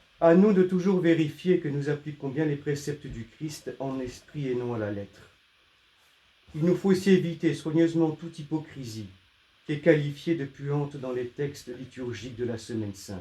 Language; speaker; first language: French; native; French